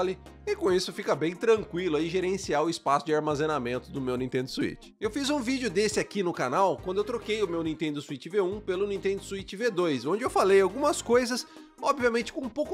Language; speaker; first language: Portuguese; native; Portuguese